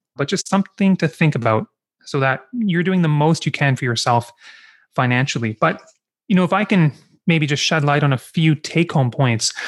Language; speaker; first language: English; native; English